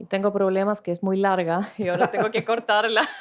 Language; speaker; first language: Spanish; non-native, fluent; Greek